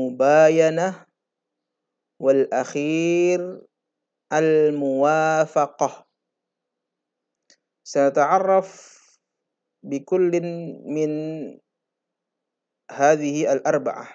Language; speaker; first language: Arabic; non-native, fluent; Indonesian